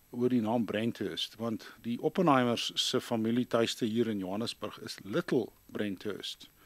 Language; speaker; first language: Afrikaans; native; Afrikaans